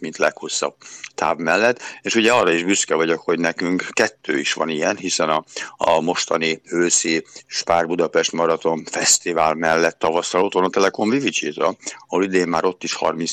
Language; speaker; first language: Hungarian; native; Hungarian